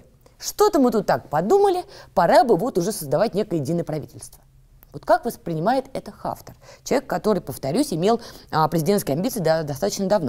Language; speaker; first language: Russian; native; Russian